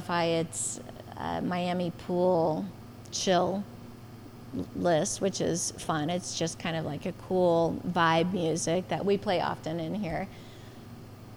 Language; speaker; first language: English; native; English